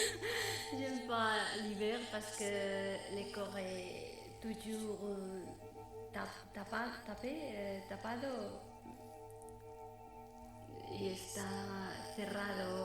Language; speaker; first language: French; non-native, learner; Spanish